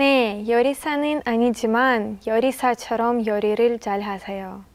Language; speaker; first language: Korean; non-native, learner; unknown